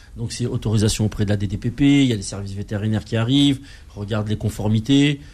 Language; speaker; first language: French; native; French